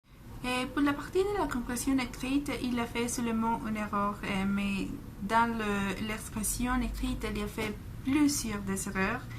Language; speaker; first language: French; non-native, fluent; Spanish